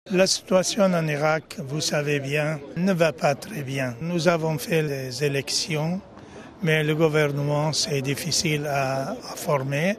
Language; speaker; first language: French; non-native, fluent; Arabic